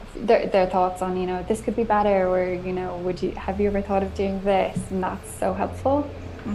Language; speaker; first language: English; native; English